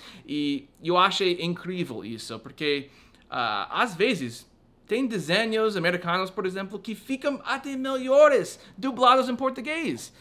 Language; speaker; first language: Portuguese; non-native, fluent; English